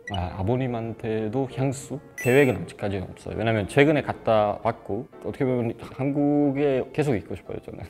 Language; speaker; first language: Korean; non-native, fluent; Uzbek